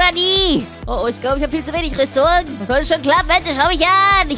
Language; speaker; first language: German; native; German